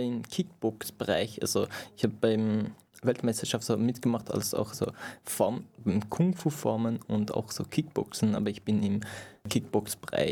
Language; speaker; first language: German; non-native, fluent; Persian